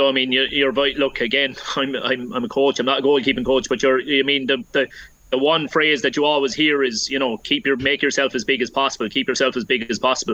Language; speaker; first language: English; native; English